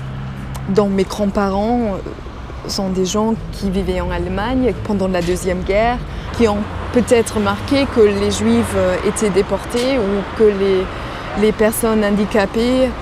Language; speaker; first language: French; non-native, fluent; German